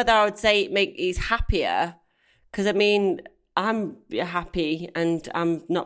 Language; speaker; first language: English; native; English